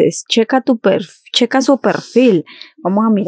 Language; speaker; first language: Spanish; native; Spanish